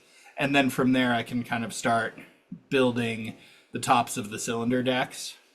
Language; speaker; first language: English; native; English